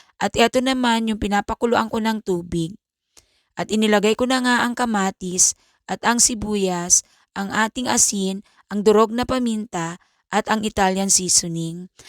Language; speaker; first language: Filipino; native; Filipino